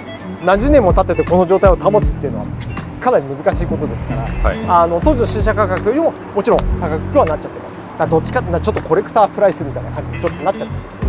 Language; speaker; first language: Japanese; native; Japanese